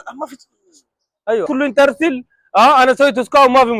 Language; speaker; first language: Arabic; non-native, learner; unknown